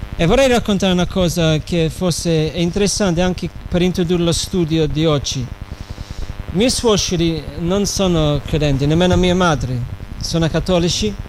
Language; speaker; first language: Italian; non-native, fluent; English